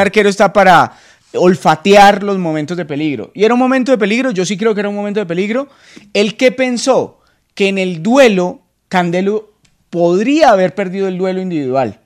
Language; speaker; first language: Spanish; native; Spanish